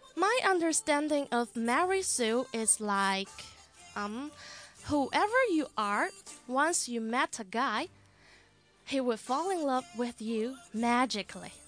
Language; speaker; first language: English; non-native, fluent; Chinese